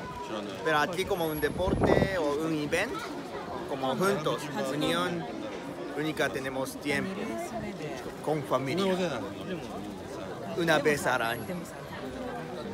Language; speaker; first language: Spanish; non-native, learner; Japanese